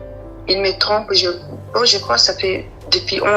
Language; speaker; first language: French; non-native, learner; Arabic